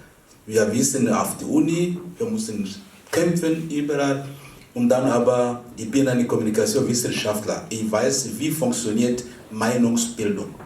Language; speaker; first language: German; non-native, fluent; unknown